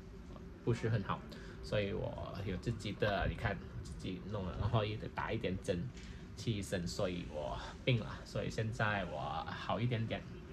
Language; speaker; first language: Chinese; early bilingual, heritage; Chinese